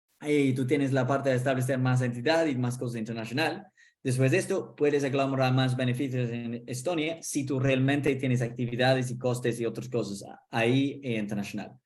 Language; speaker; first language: Spanish; non-native, fluent; English